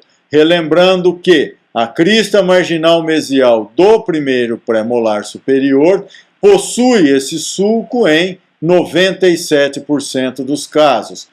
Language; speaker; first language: Portuguese; native; Portuguese